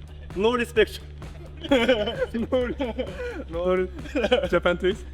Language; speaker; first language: English; non-native, learner; Japanese